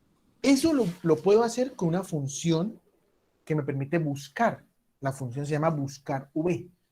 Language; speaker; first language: Spanish; native; Spanish